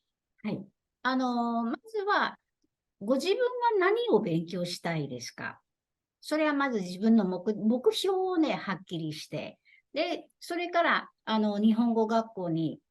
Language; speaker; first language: Japanese; non-native, fluent; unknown